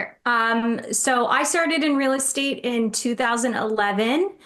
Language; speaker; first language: English; native; English